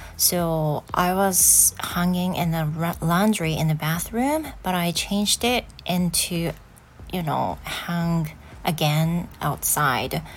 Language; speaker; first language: English; non-native, learner; Japanese